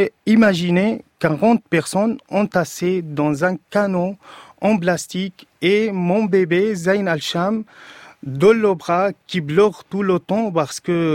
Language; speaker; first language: French; non-native, fluent; Arabic